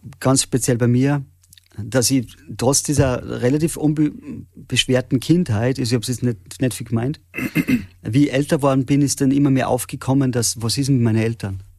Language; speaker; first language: German; native; German